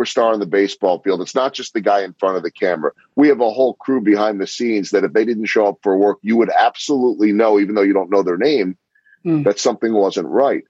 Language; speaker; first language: English; native; English